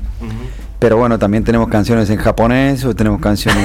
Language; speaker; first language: Spanish; native; Spanish